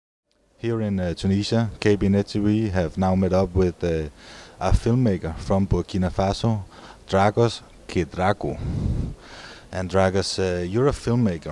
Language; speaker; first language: English; non-native, fluent; Danish